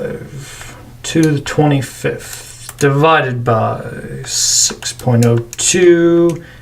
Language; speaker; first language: English; native; English